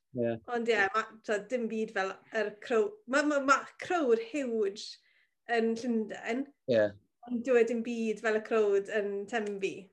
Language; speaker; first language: Welsh; native; Welsh